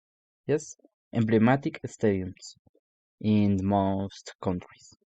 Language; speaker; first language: English; non-native, learner; Spanish